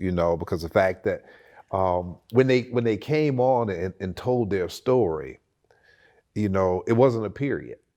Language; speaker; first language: English; native; English